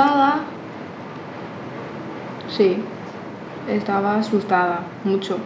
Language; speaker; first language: Spanish; non-native, fluent; Chinese